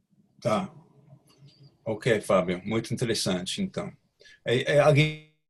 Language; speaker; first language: Portuguese; non-native, fluent; English